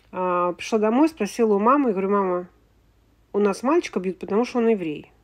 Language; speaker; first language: Russian; native; Russian